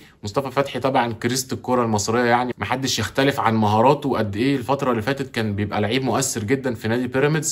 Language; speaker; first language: Arabic; native; Arabic